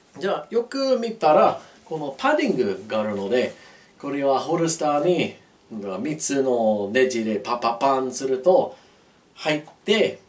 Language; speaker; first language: Japanese; non-native, learner; English